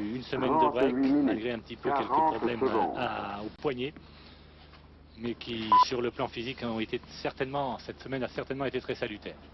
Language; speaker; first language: French; native; French